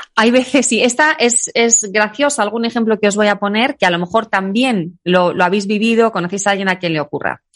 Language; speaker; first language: Spanish; native; Spanish